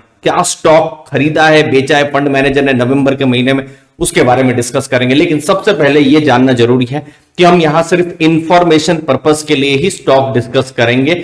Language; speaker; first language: Hindi; native; Hindi